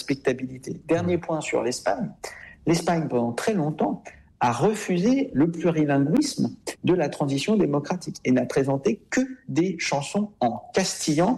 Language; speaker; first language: French; native; French